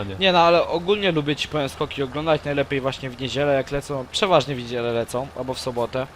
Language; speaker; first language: Polish; native; Polish